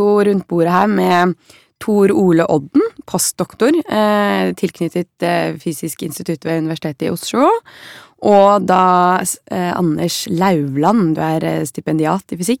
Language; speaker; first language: Norwegian; native; Norwegian